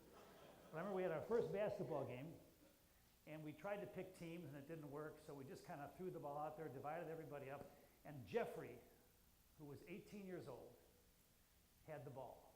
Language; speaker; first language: English; native; English